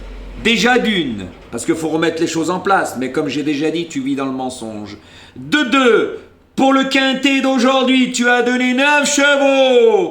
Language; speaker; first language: French; native; French